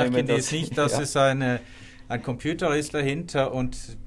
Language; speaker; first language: German; non-native, fluent; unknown